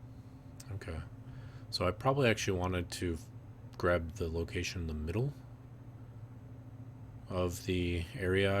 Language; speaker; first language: English; native; English